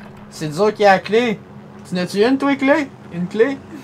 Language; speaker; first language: French; native; French